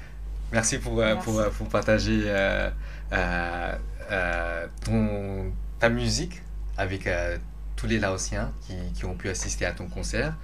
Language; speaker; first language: French; non-native, fluent; Lao